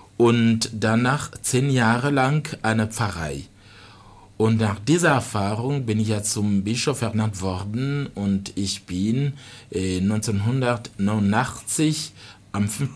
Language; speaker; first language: German; non-native, fluent; Rundi